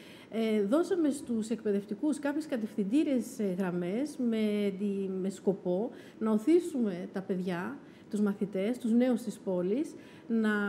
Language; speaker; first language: Greek; native; Greek